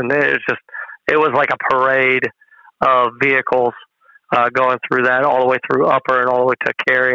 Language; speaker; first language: English; native; English